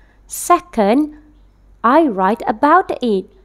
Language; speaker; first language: English; non-native, local second language; Malay